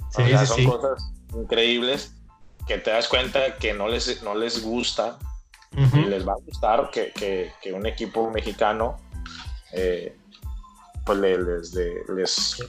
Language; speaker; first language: Spanish; native; Spanish